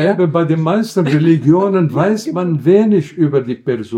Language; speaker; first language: German; non-native, fluent; Arabic